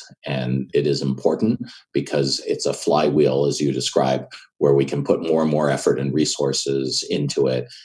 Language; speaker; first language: English; native; English